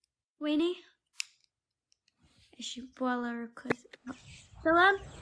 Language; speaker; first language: Amharic; non-native, learner; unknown